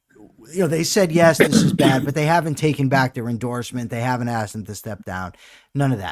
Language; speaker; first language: English; native; English